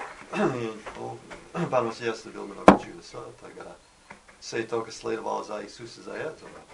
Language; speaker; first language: Russian; non-native, learner; English